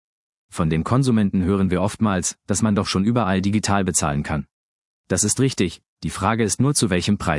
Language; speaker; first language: German; native; German